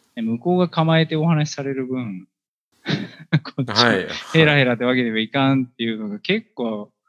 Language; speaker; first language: Japanese; native; Japanese